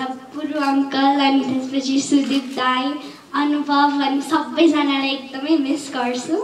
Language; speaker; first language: Nepali; early bilingual, heritage; Nepali